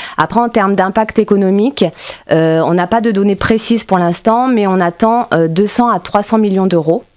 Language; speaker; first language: French; native; French